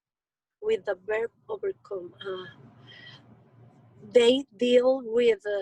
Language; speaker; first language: English; non-native, learner; Spanish